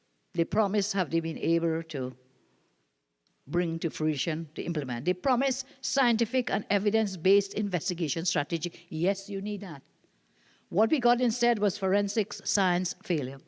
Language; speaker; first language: English; native; English